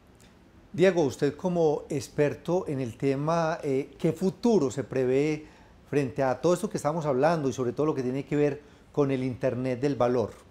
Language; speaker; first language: Spanish; native; Spanish